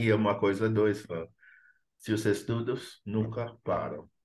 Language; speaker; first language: Portuguese; non-native, fluent; English